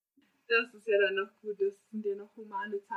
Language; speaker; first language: German; native; German